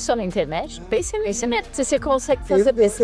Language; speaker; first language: Portuguese; native; Portuguese